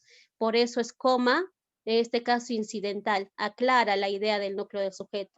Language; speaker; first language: Spanish; native; Spanish